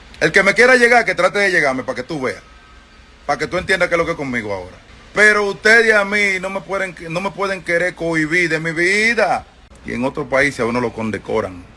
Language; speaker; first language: Spanish; native; Spanish